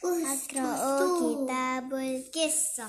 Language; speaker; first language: Arabic; non-native, learner; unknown